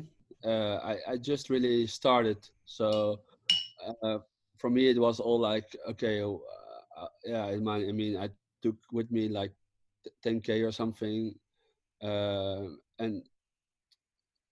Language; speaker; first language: English; non-native, fluent; Dutch